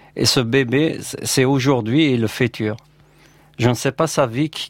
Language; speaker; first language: French; non-native, local second language; Berber languages